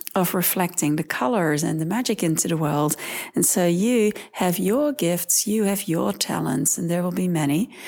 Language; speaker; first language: English; early bilingual, other home language; Dutch